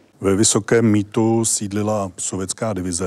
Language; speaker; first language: Czech; native; Czech